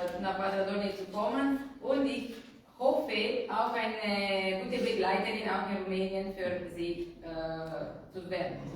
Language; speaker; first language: German; non-native, fluent; Romanian